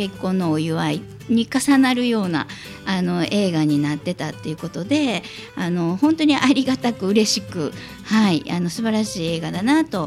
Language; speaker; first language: Japanese; native; Japanese